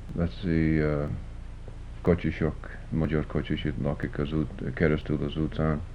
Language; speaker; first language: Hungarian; early bilingual, heritage; Hungarian